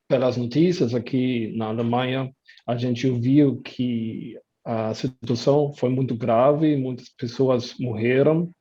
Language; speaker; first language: Portuguese; non-native, fluent; German